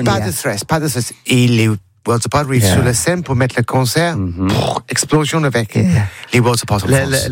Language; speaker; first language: French; non-native, learner; English